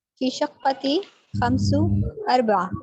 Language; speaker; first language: Arabic; non-native, learner; Urdu